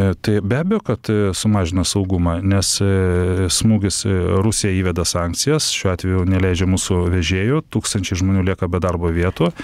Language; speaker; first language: Lithuanian; native; Lithuanian